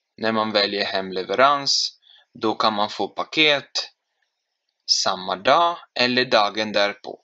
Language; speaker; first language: Swedish; non-native, fluent; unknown